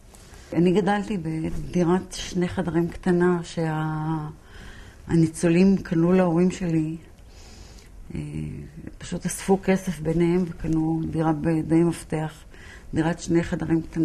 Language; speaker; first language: Hebrew; early bilingual, other home language; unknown